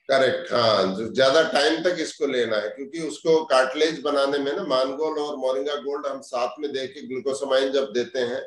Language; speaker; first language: Hindi; native; Hindi